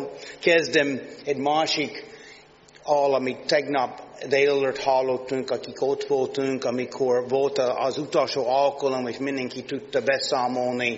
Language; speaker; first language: Hungarian; non-native, learner; English